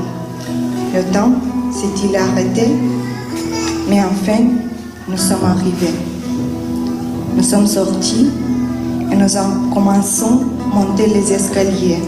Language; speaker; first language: French; non-native, learner; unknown